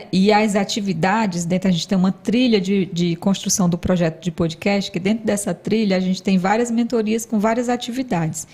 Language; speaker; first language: Portuguese; native; Portuguese